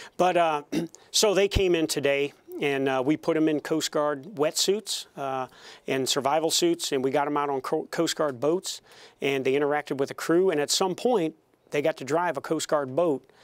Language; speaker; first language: English; native; English